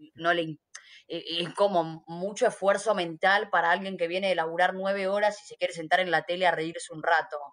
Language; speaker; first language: Spanish; native; Spanish